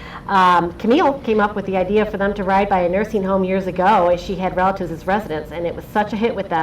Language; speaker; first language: English; native; English